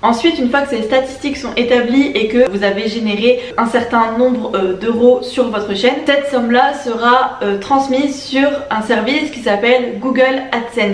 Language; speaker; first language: French; native; French